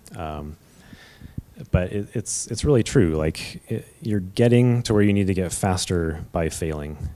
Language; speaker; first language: English; native; English